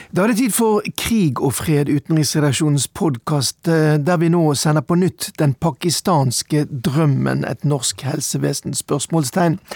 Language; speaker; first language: Norwegian; native; Norwegian